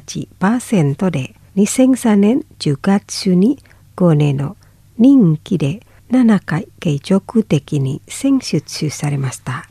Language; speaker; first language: Japanese; non-native, fluent; Indonesian